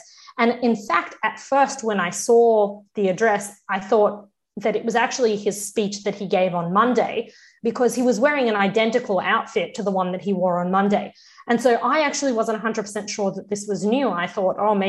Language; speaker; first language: English; early bilingual, other home language; Russian